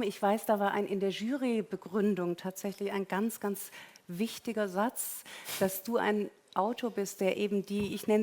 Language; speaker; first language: German; native; German